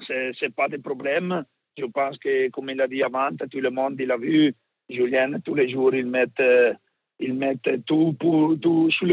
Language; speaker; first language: French; non-native, learner; Italian